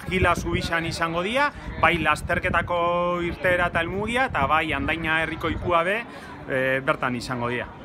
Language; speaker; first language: Basque; native; Basque